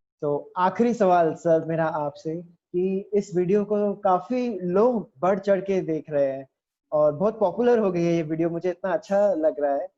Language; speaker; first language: Hindi; native; Hindi